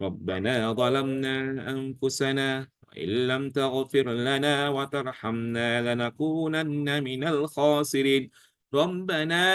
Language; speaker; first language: Arabic; non-native, fluent; Indonesian